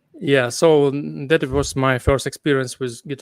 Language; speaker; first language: English; non-native, fluent; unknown